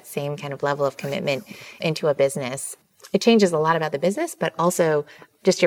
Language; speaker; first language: English; native; English